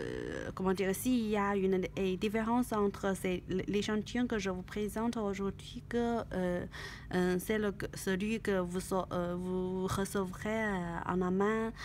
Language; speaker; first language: French; non-native, learner; Chinese